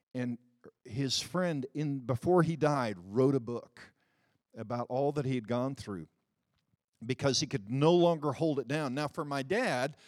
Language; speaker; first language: English; early bilingual, other home language; Dutch